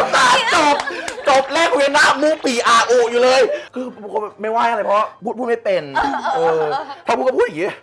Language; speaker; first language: Thai; native; Thai